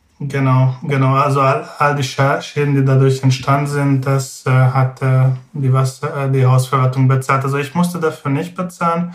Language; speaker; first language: German; non-native, fluent; Hungarian